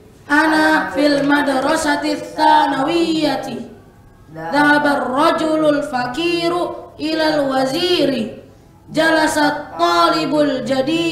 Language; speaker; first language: Arabic; non-native, learner; Indonesian